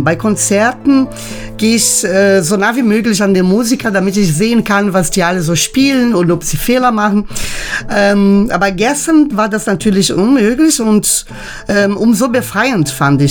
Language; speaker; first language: German; native; German